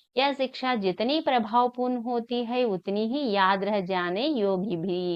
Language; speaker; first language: Hindi; non-native, local second language; Telugu